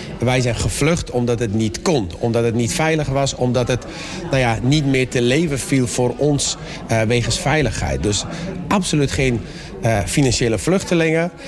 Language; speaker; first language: Dutch; early bilingual, other home language; Persian